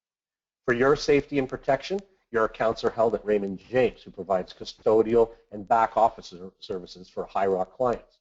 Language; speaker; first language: English; native; English